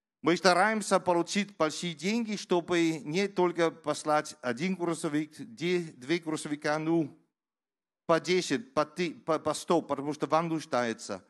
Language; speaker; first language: Russian; non-native, learner; Danish